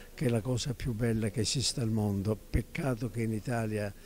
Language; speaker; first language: Italian; native; Italian